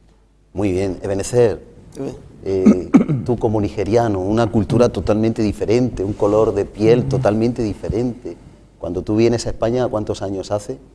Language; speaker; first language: Spanish; native; Spanish